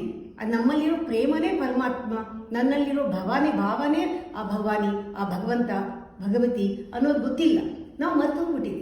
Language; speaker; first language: Kannada; native; Kannada